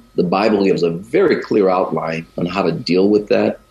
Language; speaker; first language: English; native; English